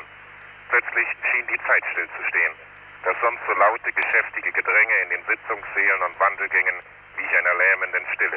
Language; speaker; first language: German; native; German